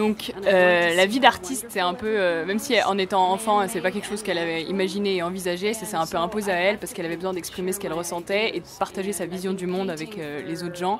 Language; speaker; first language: French; native; French